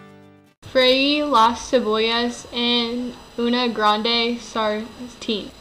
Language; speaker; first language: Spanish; non-native, learner; English